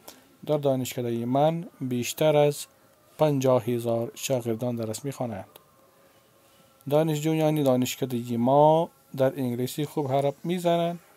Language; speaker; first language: Persian; non-native, fluent; Urdu